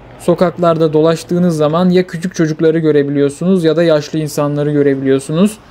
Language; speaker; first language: Turkish; native; Turkish